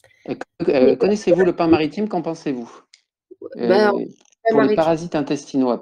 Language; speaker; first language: French; native; French